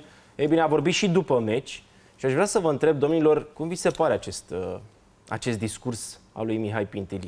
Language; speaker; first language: Romanian; native; Romanian